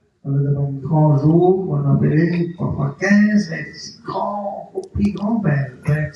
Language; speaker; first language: French; non-native, local second language; Morisyen